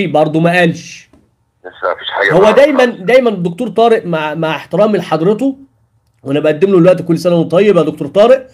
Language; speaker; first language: Arabic; native; Arabic